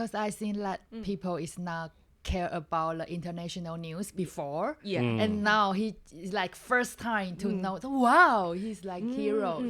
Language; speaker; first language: English; non-native, learner; Chinese